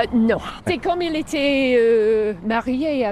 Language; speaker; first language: French; non-native, fluent; English